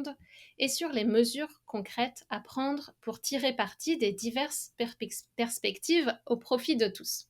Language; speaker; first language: French; native; French